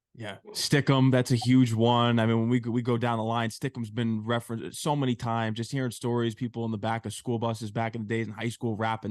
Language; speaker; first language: English; native; English